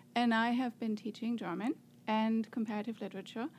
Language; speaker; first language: English; non-native, fluent; German